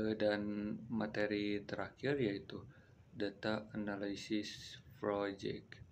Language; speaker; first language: English; non-native, fluent; Indonesian